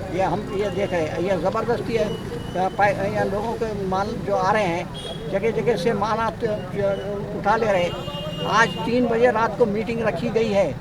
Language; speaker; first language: Hindi; non-native, local second language; Urdu